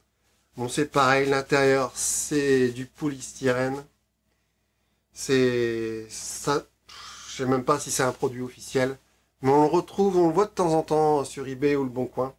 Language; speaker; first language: French; native; French